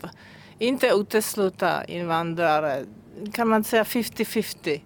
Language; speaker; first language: Swedish; non-native, fluent; Czech